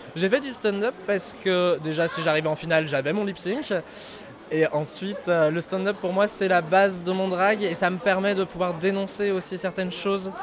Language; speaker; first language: French; native; French